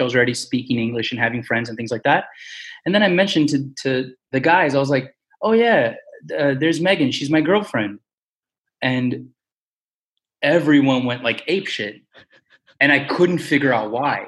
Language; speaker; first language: English; early bilingual, other home language; Portuguese